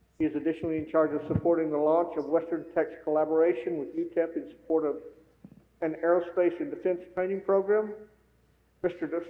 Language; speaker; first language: English; native; English